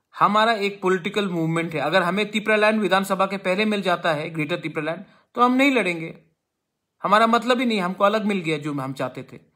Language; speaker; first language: Hindi; non-native, local second language; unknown